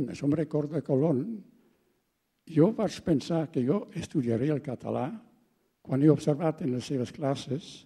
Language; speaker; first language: Catalan; non-native, fluent; German